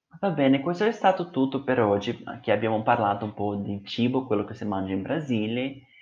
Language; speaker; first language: Italian; non-native, fluent; Portuguese